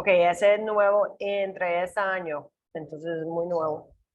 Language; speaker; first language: Spanish; non-native, learner; English